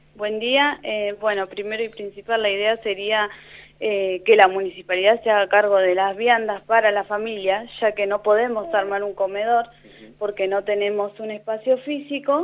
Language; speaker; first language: Spanish; native; Spanish